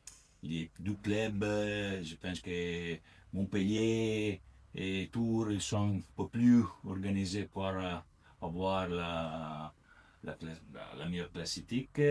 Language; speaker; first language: French; non-native, learner; Italian